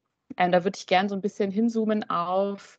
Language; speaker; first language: German; native; German